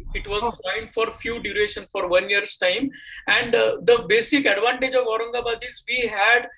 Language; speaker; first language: English; non-native, local second language; Marathi